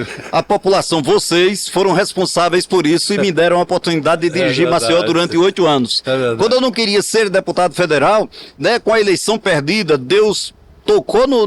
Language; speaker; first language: Portuguese; native; Portuguese